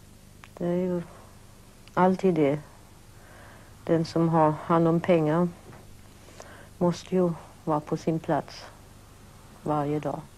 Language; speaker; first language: Swedish; early bilingual, other home language; German